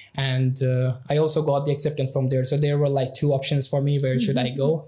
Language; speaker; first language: English; non-native, local second language; Urdu